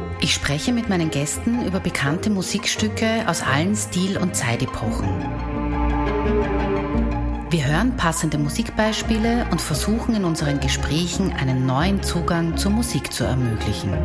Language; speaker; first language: German; native; German